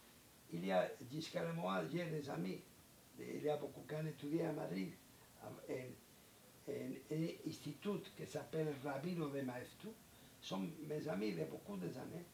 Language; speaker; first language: French; non-native, learner; Spanish